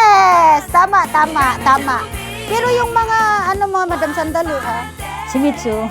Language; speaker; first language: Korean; non-native, learner; Filipino